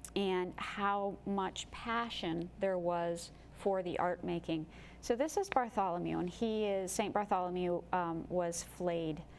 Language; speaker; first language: English; native; English